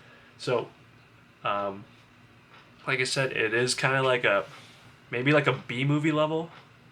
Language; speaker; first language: English; native; English